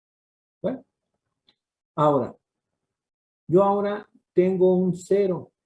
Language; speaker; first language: Spanish; native; Spanish